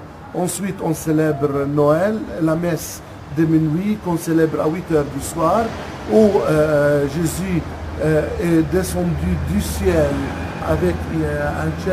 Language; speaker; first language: French; non-native, local second language; Arabic